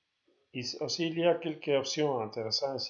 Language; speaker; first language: French; non-native, learner; Spanish